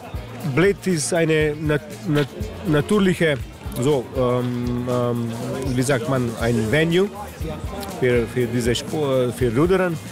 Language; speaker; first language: German; non-native, learner; Slovenian